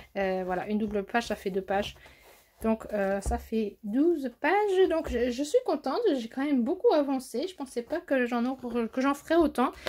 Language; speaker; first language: French; native; French